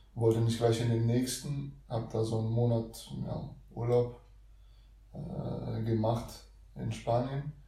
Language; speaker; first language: German; early bilingual, other home language; Russian